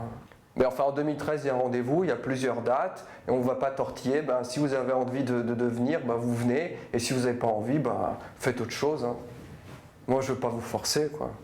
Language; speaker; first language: French; native; French